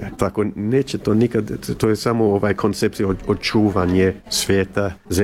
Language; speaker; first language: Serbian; early bilingual, heritage; Serbian